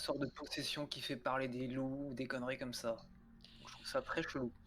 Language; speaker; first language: French; native; French